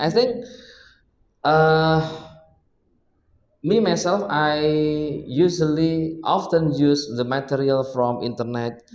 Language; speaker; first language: English; non-native, learner; Indonesian